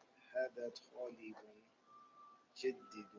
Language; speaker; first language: Arabic; non-native, learner; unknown